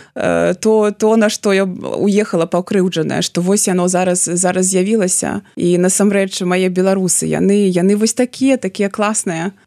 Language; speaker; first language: Belarusian; non-native, local second language; Russian